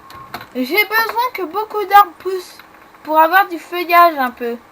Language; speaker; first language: French; native; French